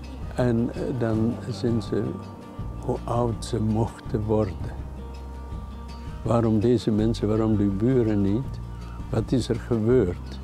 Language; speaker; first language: Dutch; non-native, fluent; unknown